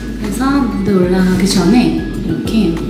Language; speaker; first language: Korean; native; Korean